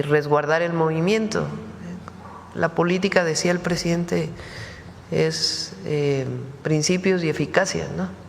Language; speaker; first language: Spanish; native; Spanish